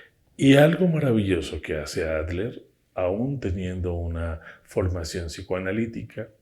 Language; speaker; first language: Spanish; native; Spanish